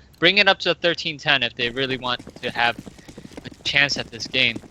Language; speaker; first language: English; native; English